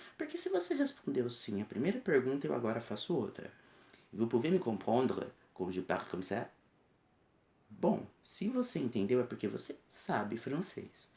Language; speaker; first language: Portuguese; native; Portuguese